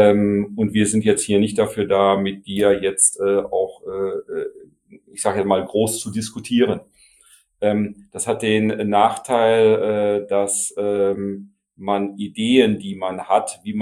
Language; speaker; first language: German; native; German